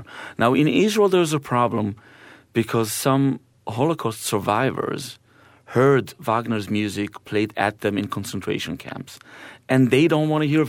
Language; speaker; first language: English; non-native, fluent; Hebrew